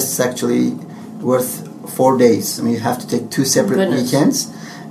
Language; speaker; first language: English; non-native, fluent; Turkish